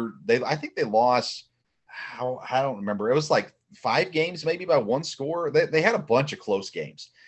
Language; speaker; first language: English; native; English